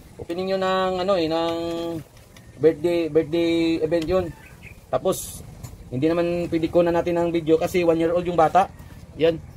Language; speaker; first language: Filipino; non-native, local second language; Cebuano